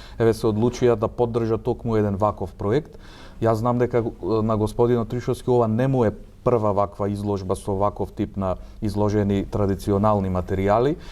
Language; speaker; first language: Macedonian; native; Macedonian